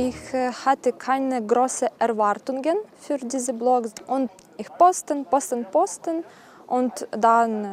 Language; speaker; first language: German; non-native, learner; Ukrainian